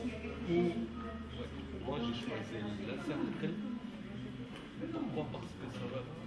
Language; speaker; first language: French; non-native, local second language; Arabic